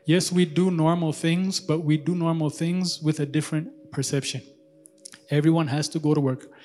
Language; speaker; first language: English; non-native, local second language; Amharic